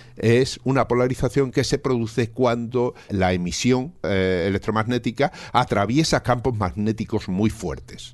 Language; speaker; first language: Spanish; native; Spanish